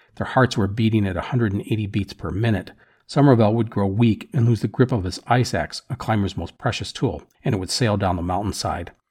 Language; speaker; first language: English; native; English